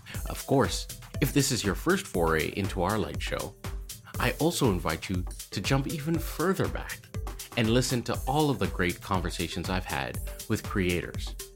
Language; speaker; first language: English; native; English